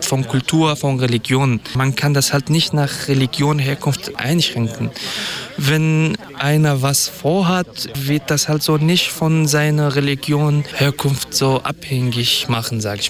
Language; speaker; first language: German; non-native, fluent; Kurdish